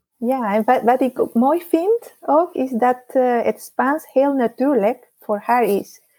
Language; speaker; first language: Dutch; non-native, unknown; Spanish